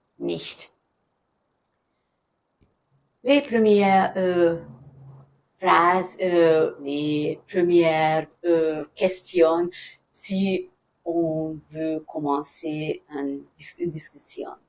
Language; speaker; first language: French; non-native, fluent; German